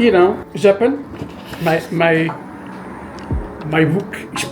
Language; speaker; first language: English; non-native, learner; Portuguese